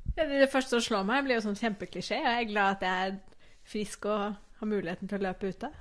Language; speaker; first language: Norwegian; early bilingual, other home language; English